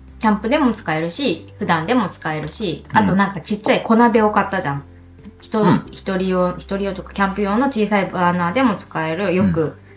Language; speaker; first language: Japanese; native; Japanese